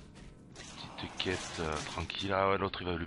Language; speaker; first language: French; native; French